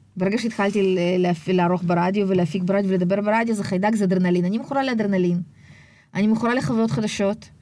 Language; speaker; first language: Hebrew; early bilingual, other home language; Russian